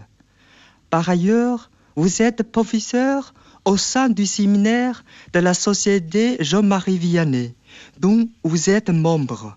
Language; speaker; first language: French; non-native, fluent; Chinese